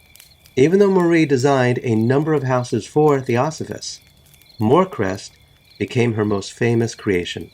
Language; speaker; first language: English; native; English